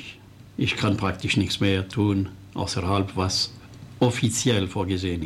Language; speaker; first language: German; non-native, local second language; French